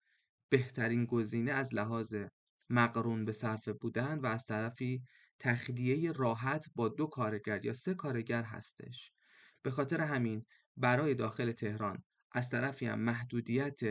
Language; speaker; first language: Persian; native; Persian